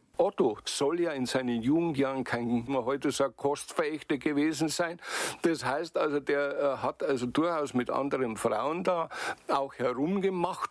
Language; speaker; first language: German; native; German